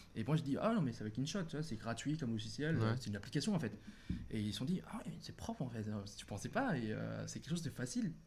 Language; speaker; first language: French; non-native, fluent; Thai